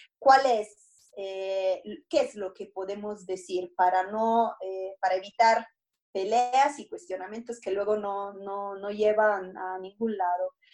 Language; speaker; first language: Spanish; non-native, fluent; Italian